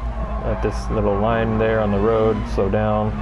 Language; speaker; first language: English; native; English